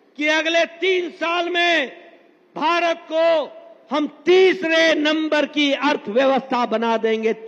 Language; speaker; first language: Hindi; native; Hindi